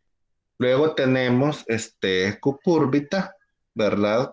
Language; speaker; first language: Spanish; native; Spanish